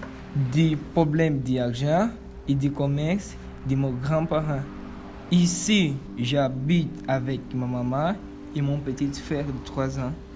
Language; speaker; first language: French; non-native, learner; Portuguese